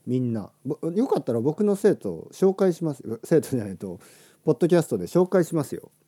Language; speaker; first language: Japanese; native; Japanese